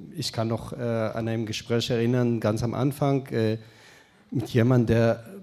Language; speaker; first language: German; non-native, fluent; Hebrew